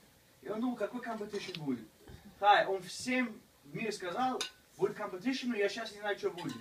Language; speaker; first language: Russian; early bilingual, heritage; Russian